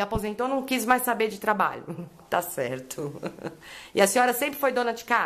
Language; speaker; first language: Portuguese; native; Portuguese